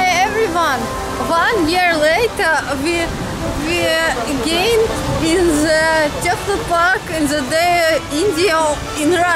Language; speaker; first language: English; non-native, learner; Russian